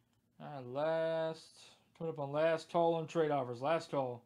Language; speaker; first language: English; native; English